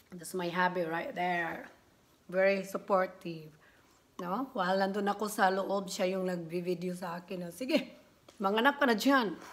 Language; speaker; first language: Filipino; non-native, local second language; Cebuano